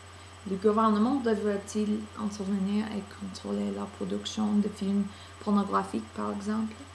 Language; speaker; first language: French; non-native, learner; English